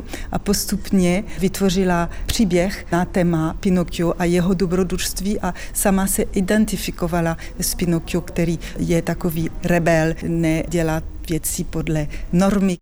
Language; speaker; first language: Czech; non-native, fluent; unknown